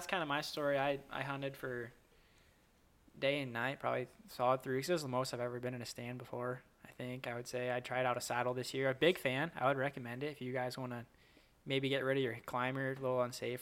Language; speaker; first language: English; native; English